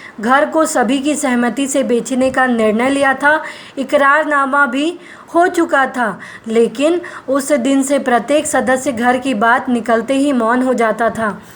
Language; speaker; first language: Hindi; non-native, local second language; Gujarati